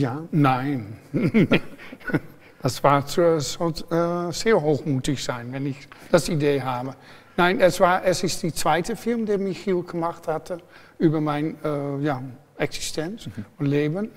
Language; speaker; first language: German; non-native, fluent; Dutch